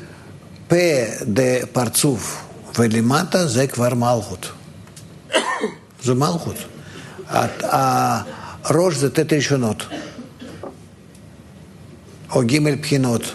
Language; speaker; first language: Hebrew; non-native, fluent; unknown